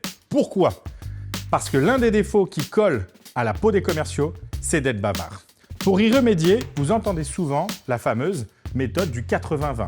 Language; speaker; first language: French; native; French